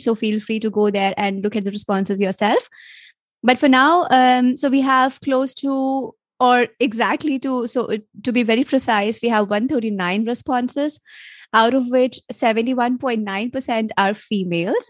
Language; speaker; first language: English; non-native, local second language; Hindi